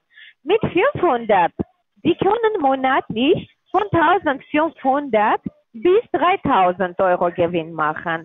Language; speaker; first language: German; non-native, learner; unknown